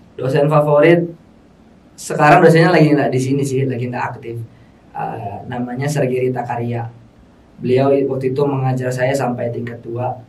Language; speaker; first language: Indonesian; native; Indonesian